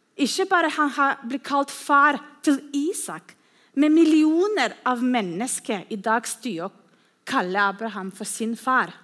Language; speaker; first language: Norwegian; non-native, fluent; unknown